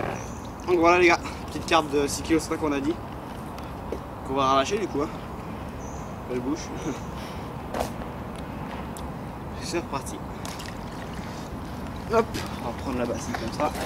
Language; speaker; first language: French; native; French